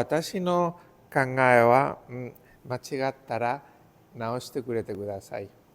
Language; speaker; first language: Japanese; non-native, learner; Spanish